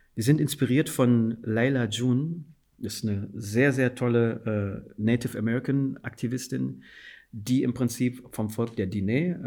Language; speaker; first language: German; non-native, fluent; Fula